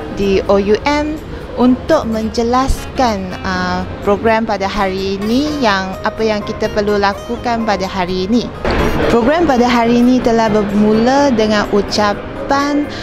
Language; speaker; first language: Malay; non-native, local second language; Chinese